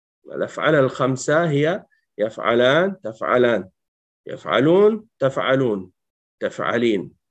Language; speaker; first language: Arabic; non-native, fluent; French